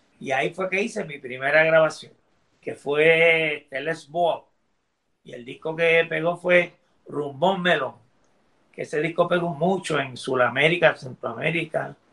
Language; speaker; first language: Spanish; early bilingual, heritage; Spanish